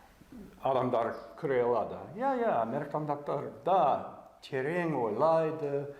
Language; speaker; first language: Kazakh; non-native, fluent; English